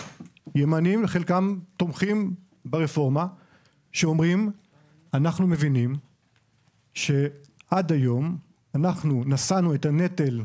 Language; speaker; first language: Hebrew; native; Hebrew